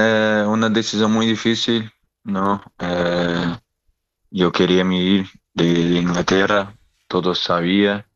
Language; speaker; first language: Spanish; non-native, learner; Portuguese